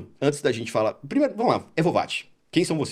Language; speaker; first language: Portuguese; native; Portuguese